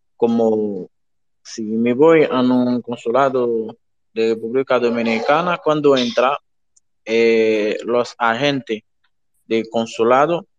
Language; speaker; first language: Spanish; non-native, learner; Haitian Creole